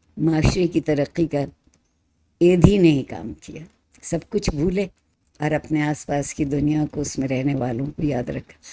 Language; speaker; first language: Urdu; native; Urdu